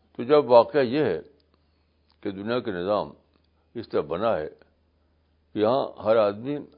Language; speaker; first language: Urdu; native; Urdu